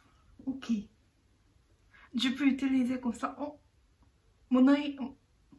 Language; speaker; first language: French; non-native, learner; Korean